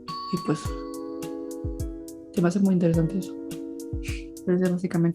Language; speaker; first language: Spanish; native; Spanish